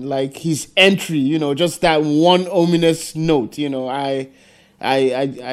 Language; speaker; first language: English; non-native, local second language; Hausa